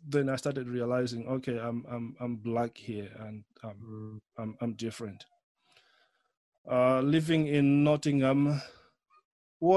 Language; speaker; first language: English; non-native, local second language; Nyanja